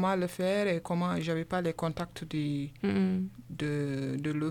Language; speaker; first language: French; non-native, local second language; Soninke